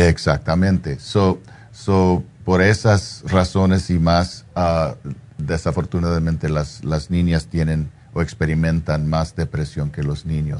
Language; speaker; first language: Spanish; non-native, fluent; English